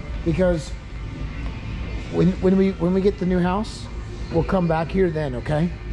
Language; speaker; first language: English; native; English